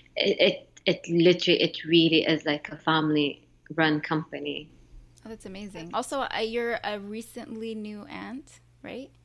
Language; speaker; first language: English; non-native, fluent; Arabic